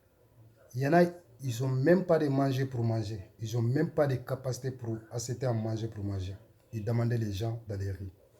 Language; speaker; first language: French; non-native, learner; Soninke